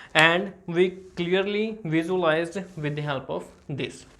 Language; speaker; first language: English; non-native, local second language; Punjabi